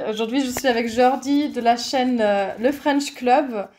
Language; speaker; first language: French; non-native, fluent; German